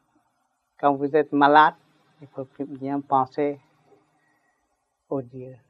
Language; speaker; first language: French; non-native, learner; Vietnamese